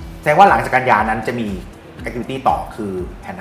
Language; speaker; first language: Thai; native; Thai